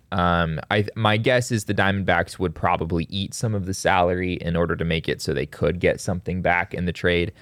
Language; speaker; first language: English; native; English